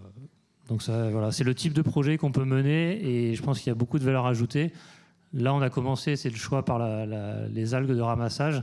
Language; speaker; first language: French; native; French